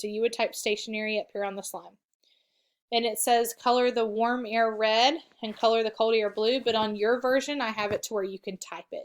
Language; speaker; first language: English; native; English